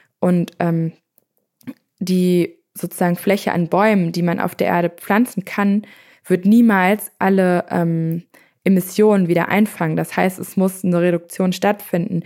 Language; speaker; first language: German; native; German